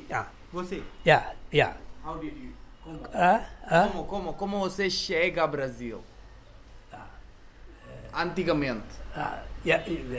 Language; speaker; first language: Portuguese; non-native, learner; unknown